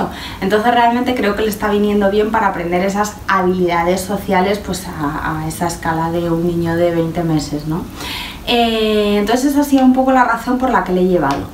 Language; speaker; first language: Spanish; native; Spanish